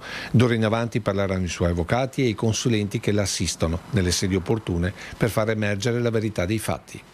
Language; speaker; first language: Italian; native; Italian